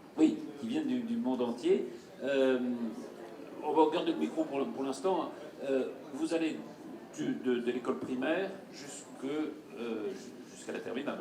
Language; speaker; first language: French; native; French